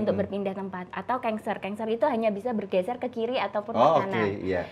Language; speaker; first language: Indonesian; native; Indonesian